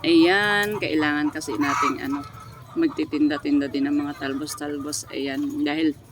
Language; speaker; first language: Filipino; non-native, local second language; Iloko